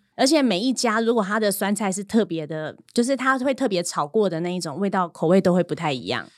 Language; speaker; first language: Chinese; native; Chinese